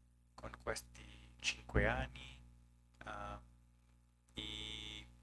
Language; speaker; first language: Italian; non-native, learner; English